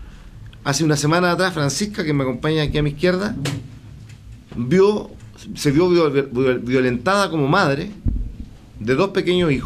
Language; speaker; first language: Spanish; native; Spanish